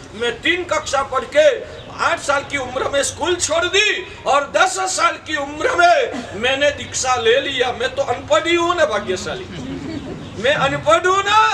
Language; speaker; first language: Hindi; non-native, local second language; Gujarati